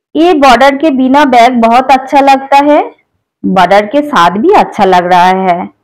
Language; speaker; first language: Hindi; non-native, local second language; Bangla